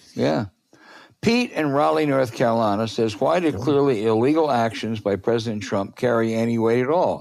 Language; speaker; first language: English; native; English